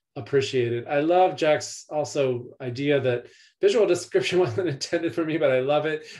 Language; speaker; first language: English; native; English